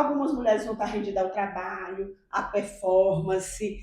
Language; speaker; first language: Portuguese; native; Portuguese